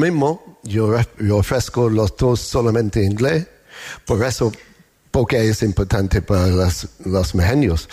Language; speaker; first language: Spanish; non-native, learner; English